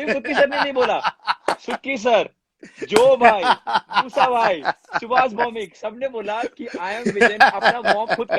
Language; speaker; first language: Hindi; native; Hindi